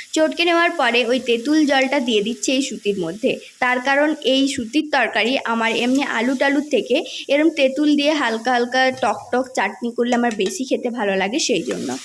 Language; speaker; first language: Bangla; non-native, local second language; Santali